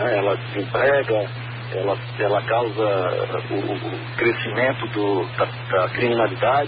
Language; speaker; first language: Portuguese; native; Portuguese